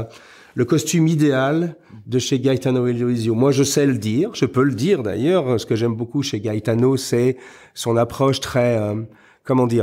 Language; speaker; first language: French; native; French